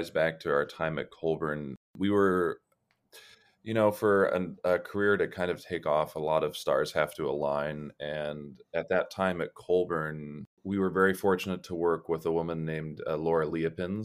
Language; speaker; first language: English; native; English